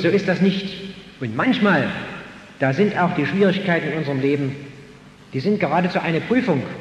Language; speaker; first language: German; native; German